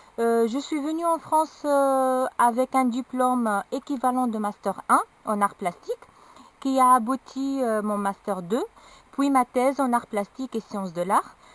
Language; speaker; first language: French; non-native, local second language; Arabic